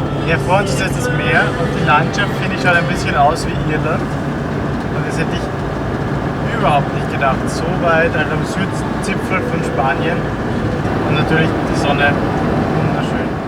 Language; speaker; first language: German; native; German